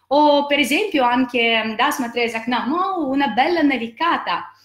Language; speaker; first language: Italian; non-native, fluent; Russian